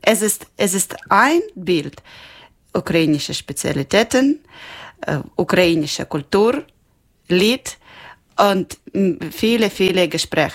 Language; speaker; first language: German; non-native, local second language; Ukrainian